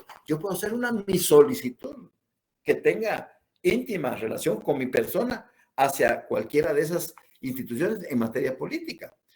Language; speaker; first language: Spanish; native; Spanish